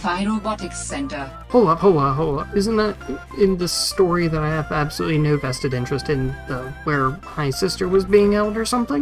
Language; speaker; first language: English; native; English